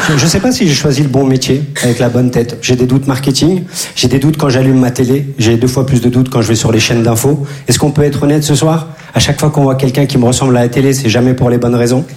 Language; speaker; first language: French; native; French